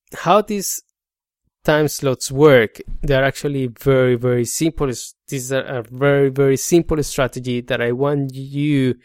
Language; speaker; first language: English; non-native, fluent; Spanish